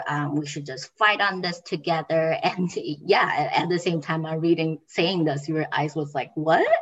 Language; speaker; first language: English; non-native, fluent; Chinese